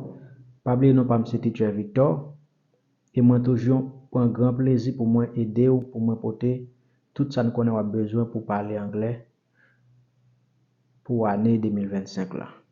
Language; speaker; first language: French; non-native, learner; Haitian Creole